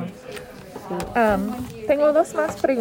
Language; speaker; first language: Spanish; non-native, learner; English